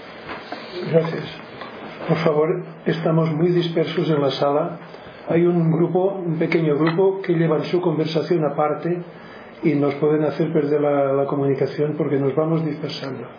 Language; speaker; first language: Spanish; native; Spanish